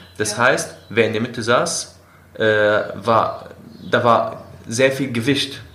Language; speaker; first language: German; non-native, fluent; Kurdish